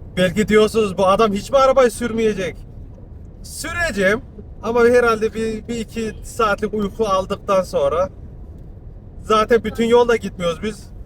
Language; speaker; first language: Turkish; early bilingual, heritage; Turkish